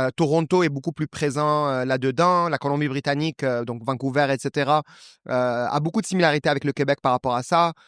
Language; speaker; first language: French; non-native, local second language; Arabic